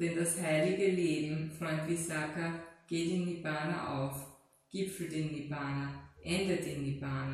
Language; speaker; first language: German; native; German